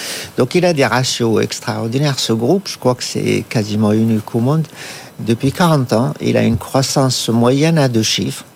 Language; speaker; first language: French; non-native, fluent; Arabic